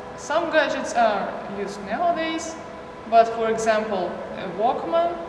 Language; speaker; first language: English; non-native, fluent; Russian